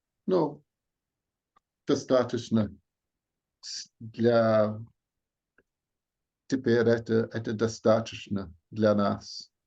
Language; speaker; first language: Russian; non-native, fluent; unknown